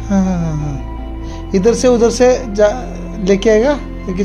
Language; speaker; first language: Hindi; non-native, local second language; Malayalam